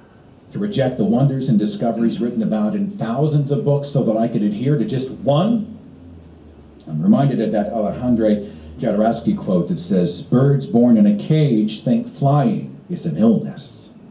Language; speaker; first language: English; native; English